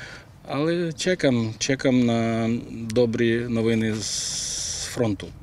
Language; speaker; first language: Polish; non-native, learner; Ukrainian